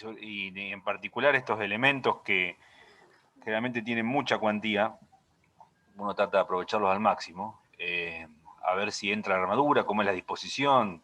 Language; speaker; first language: Spanish; native; Spanish